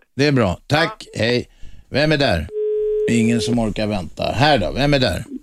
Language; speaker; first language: Swedish; native; Swedish